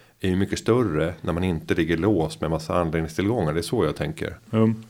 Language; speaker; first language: Swedish; native; Swedish